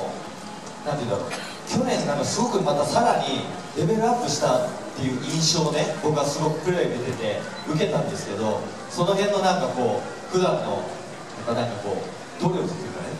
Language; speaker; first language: Japanese; native; Japanese